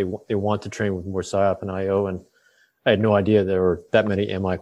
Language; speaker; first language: English; native; English